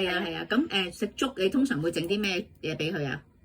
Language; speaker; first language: Cantonese; native; Cantonese